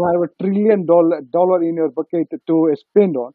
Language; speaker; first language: English; non-native, local second language; Nepali